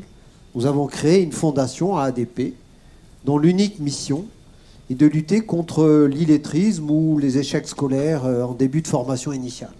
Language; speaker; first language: French; native; French